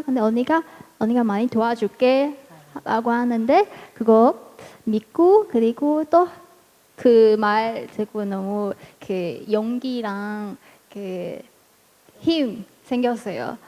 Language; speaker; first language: Korean; non-native, fluent; Chinese